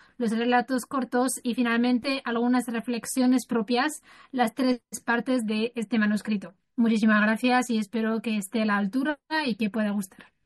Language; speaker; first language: Spanish; non-native, fluent; Arabic